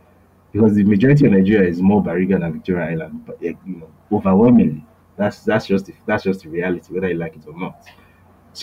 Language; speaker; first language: English; non-native, local second language; Yoruba